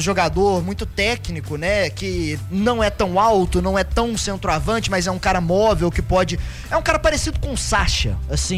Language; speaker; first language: Portuguese; native; Portuguese